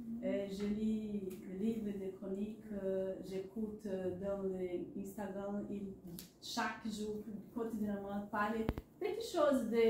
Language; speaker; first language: French; non-native, learner; Portuguese